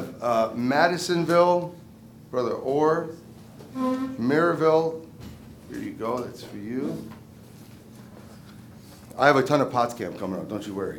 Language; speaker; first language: English; native; English